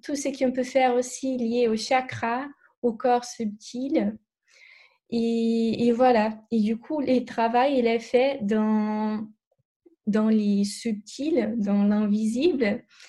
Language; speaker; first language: French; non-native, fluent; Portuguese